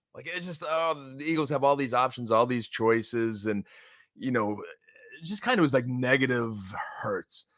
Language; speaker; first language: English; native; English